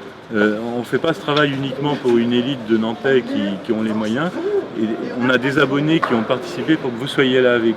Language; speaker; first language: French; native; French